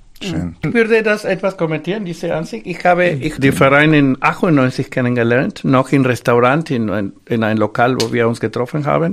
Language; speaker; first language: German; non-native, fluent; Spanish